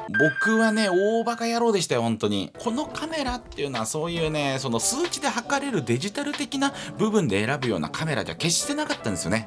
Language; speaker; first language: Japanese; native; Japanese